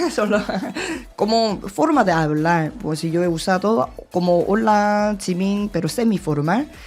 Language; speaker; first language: Spanish; non-native, learner; Korean